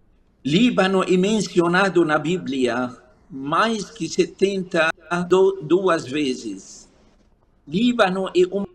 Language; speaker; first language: Portuguese; non-native, fluent; Arabic